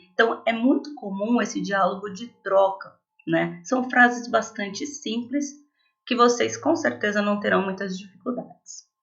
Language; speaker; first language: Portuguese; native; Portuguese